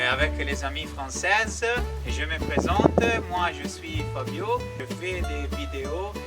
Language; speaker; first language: French; non-native, learner; Italian